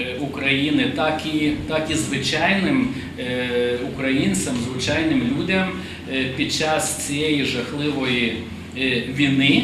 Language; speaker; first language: Ukrainian; non-native, fluent; Lithuanian